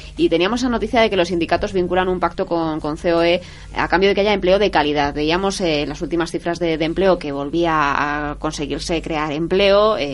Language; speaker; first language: Spanish; native; Spanish